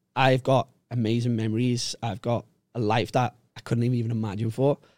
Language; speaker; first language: English; native; English